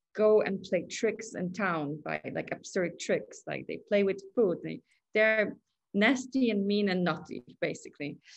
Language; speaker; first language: English; non-native, fluent; Polish